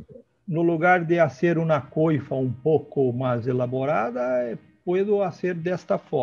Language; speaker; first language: Spanish; non-native, learner; Portuguese